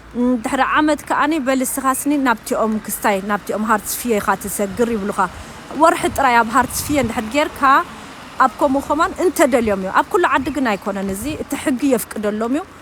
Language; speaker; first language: Tigrinya; early bilingual, heritage; German